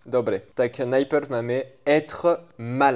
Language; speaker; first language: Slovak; non-native, fluent; French